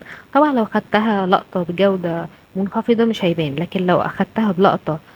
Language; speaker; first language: Arabic; native; Arabic